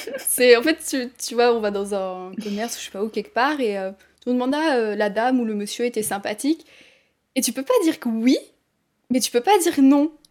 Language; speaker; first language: French; native; French